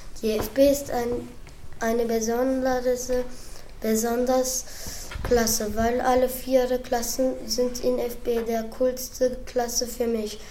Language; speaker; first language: German; early bilingual, other home language; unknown